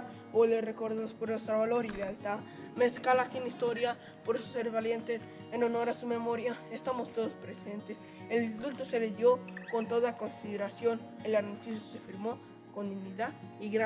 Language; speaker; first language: Spanish; native; Spanish